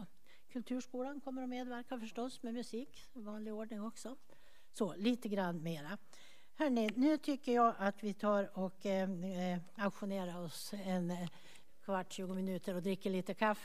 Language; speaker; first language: Swedish; native; Swedish